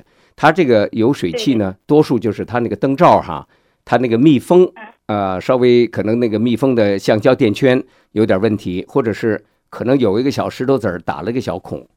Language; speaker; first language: Chinese; native; Chinese